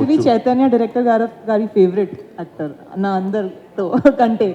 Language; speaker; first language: Telugu; non-native, learner; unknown